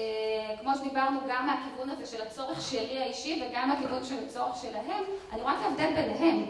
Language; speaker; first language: Hebrew; native; Hebrew